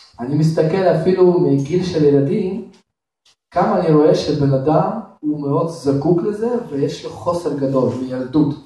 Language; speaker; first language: Hebrew; non-native, fluent; Russian